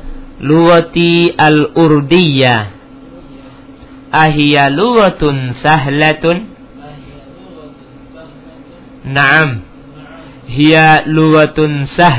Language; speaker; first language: Arabic; non-native, fluent; Indonesian